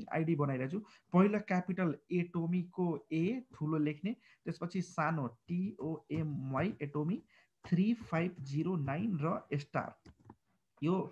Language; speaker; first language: Nepali; non-native, local second language; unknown